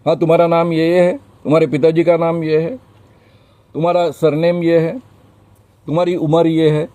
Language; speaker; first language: Hindi; non-native, local second language; Marathi